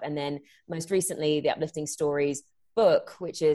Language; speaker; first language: English; native; English